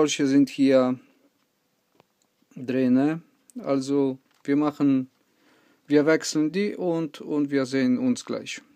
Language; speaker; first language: German; non-native, learner; Polish